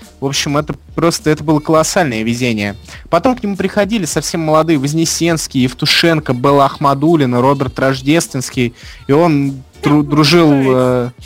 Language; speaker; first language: Russian; non-native, fluent; English